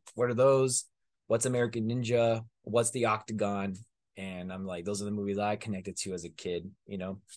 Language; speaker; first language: English; early bilingual, other home language; Spanish